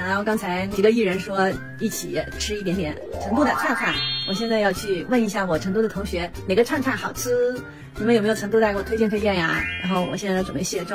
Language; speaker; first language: Chinese; native; Chinese